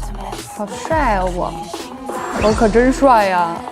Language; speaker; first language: Chinese; native; Chinese